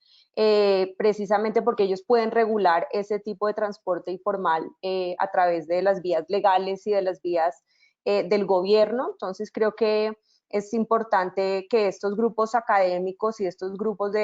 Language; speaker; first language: Spanish; native; Spanish